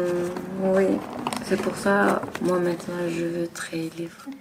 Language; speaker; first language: French; non-native, learner; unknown